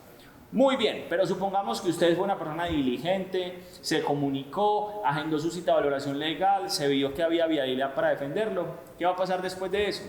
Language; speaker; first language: Spanish; native; Spanish